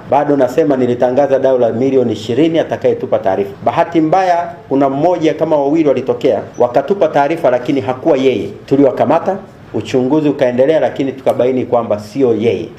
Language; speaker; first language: Swahili; native; Swahili